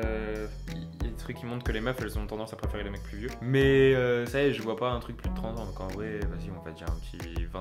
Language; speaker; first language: French; native; French